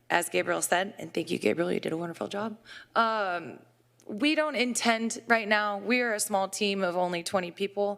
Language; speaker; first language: English; native; English